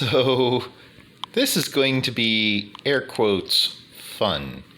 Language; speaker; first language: English; native; English